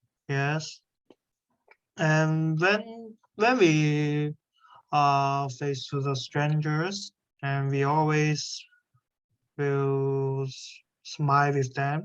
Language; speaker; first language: English; non-native, learner; Chinese